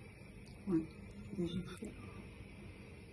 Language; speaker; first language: French; non-native, local second language; Arabic